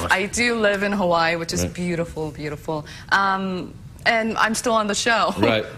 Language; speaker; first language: English; early bilingual, other home language; Korean